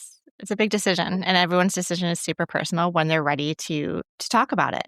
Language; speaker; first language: English; native; English